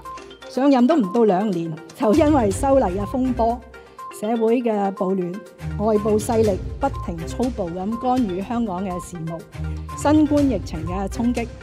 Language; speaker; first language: Chinese; non-native, local second language; Cantonese